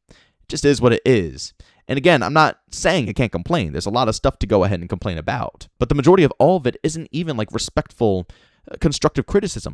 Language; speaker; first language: English; native; English